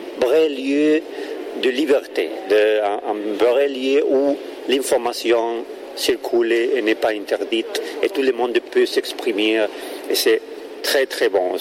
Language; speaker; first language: French; non-native, learner; Catalan